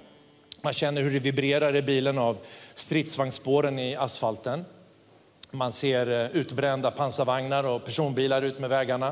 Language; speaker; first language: Swedish; native; Swedish